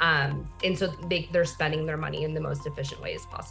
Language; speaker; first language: English; native; English